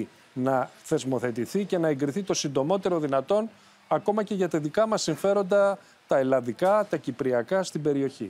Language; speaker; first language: Greek; native; Greek